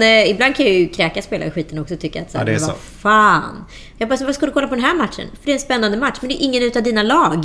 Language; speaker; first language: Swedish; native; Swedish